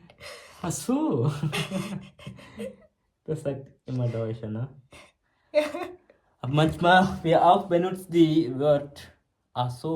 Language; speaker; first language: German; non-native, learner; Malayalam